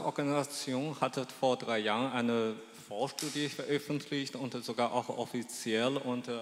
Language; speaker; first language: German; non-native, fluent; Chinese